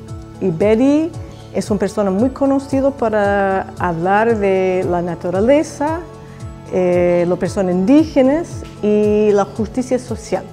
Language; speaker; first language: Spanish; non-native, learner; English